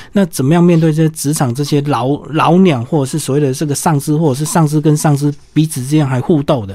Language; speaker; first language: Chinese; native; Chinese